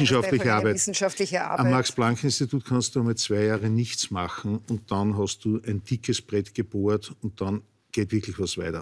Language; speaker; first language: German; native; German